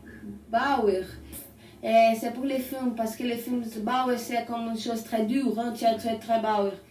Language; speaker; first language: French; non-native, learner; Portuguese